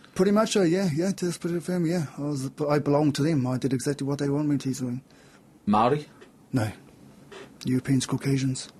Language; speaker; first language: English; native; English